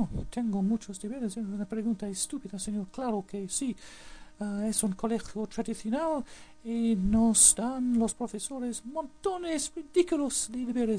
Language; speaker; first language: Spanish; non-native, fluent; English